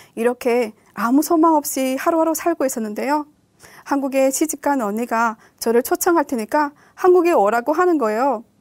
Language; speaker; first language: Korean; native; Korean